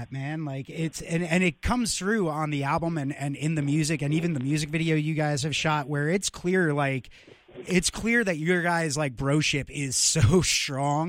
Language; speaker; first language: English; native; English